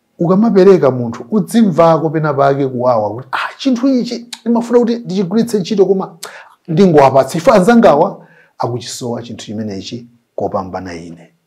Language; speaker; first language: Nyanja; native; Nyanja